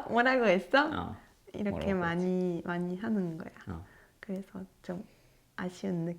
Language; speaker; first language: Korean; non-native, learner; French